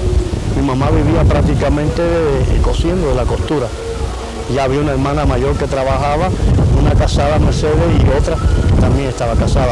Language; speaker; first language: Spanish; native; Spanish